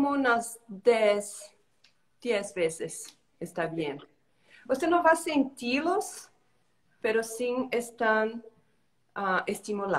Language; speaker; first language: Spanish; non-native, learner; Portuguese